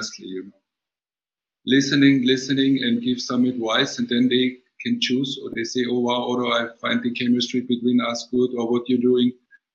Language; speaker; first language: English; non-native, fluent; German